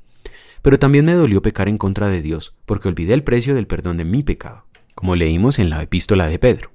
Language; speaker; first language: Spanish; native; Spanish